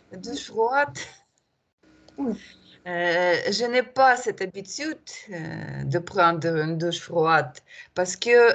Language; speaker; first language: French; non-native, learner; Russian